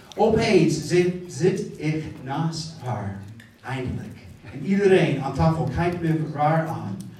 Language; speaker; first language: Dutch; non-native, fluent; English